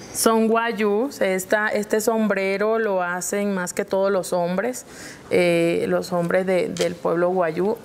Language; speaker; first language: Spanish; non-native, local second language; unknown